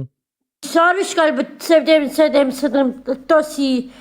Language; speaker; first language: Slovak; non-native, local second language; Romany